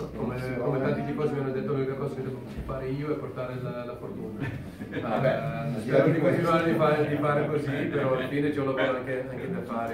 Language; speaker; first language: Italian; non-native, fluent; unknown